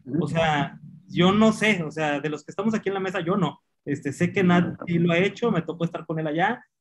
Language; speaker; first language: Spanish; native; Spanish